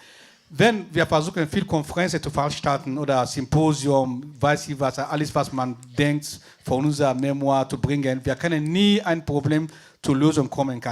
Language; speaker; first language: German; non-native, fluent; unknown